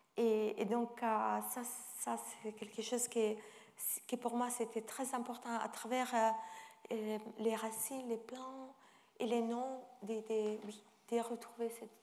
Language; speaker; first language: French; non-native, fluent; Italian